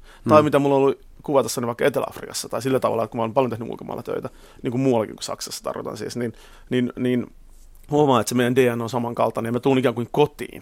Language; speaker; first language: Finnish; native; Finnish